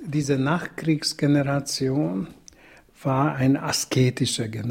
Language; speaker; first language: German; non-native, fluent; Hungarian